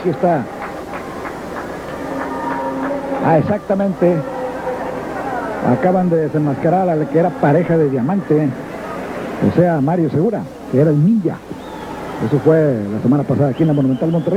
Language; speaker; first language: Spanish; native; Spanish